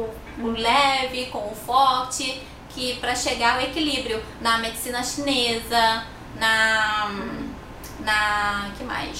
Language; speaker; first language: Portuguese; non-native, fluent; Chinese